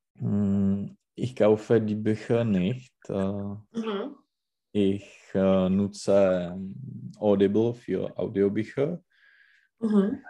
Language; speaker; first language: German; non-native, learner; Czech